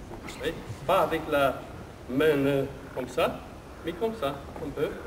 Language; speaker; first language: French; non-native, learner; Romanian